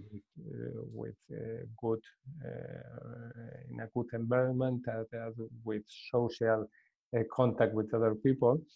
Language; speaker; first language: English; non-native, learner; Spanish